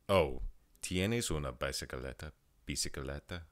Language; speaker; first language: Spanish; non-native, learner; English